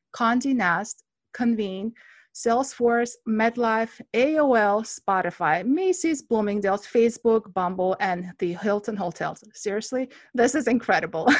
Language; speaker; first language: English; non-native, fluent; Armenian